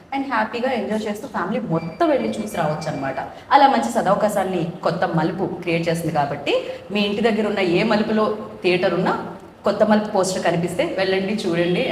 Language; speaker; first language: Telugu; native; Telugu